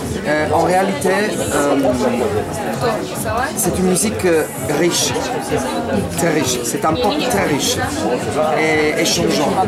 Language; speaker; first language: French; non-native, fluent; Italian